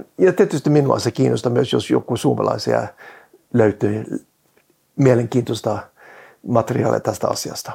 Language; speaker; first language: Finnish; non-native, fluent; Norwegian